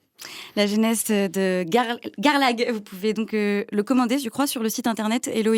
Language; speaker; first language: French; native; French